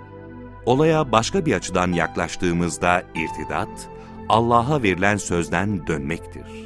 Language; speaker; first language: Turkish; native; Turkish